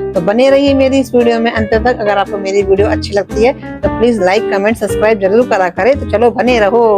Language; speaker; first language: Hindi; native; Hindi